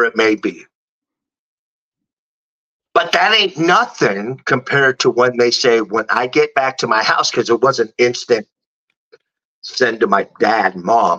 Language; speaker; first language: English; native; English